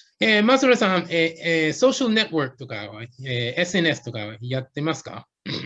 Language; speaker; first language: Japanese; non-native, fluent; English